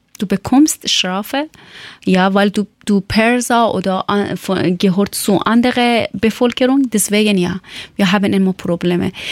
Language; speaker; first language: German; non-native, learner; Persian